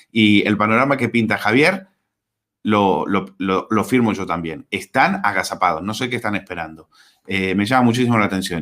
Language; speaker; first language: Spanish; native; Spanish